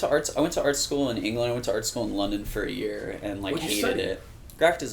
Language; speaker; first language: English; native; English